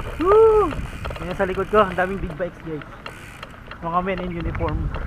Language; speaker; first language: Filipino; native; Filipino